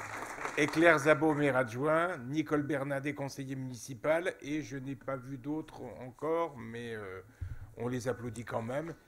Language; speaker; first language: French; native; French